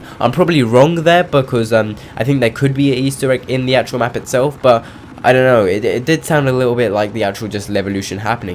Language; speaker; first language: English; native; English